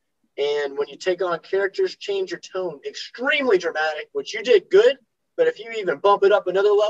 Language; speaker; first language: English; native; English